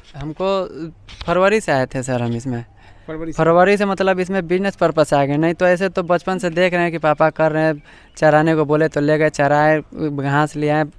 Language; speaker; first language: Hindi; native; Hindi